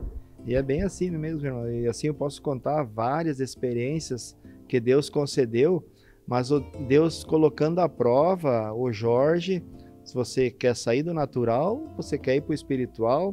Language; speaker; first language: Portuguese; native; Portuguese